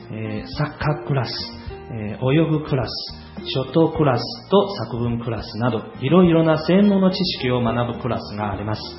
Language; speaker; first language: Japanese; non-native, fluent; Chinese